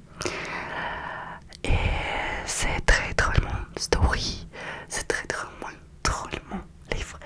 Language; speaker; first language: French; non-native, learner; Russian